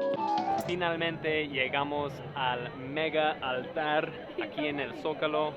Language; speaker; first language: Spanish; non-native, fluent; English